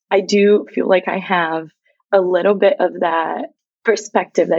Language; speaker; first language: English; non-native, fluent; Portuguese